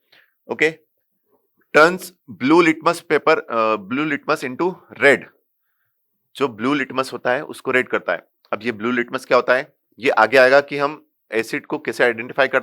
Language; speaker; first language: Hindi; native; Hindi